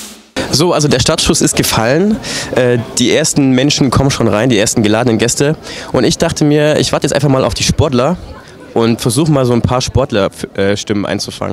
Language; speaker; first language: German; native; German